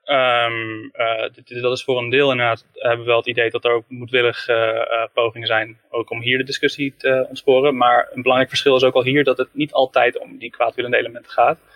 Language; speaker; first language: Dutch; native; Dutch